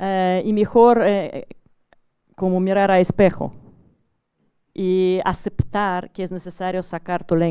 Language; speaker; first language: Spanish; non-native, learner; Russian